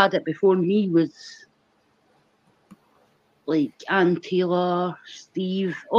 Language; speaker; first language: English; native; English